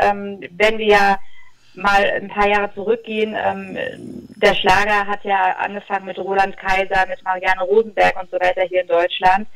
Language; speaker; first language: German; native; German